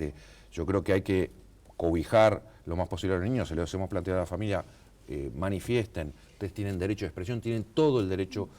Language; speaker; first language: Spanish; native; Spanish